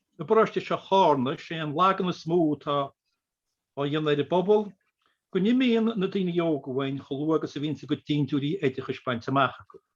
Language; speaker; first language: Irish; native; Irish